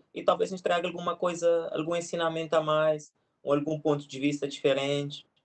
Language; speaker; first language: Portuguese; non-native, local second language; Kabuverdianu